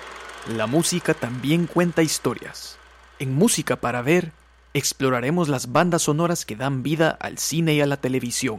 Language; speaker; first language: Spanish; native; Spanish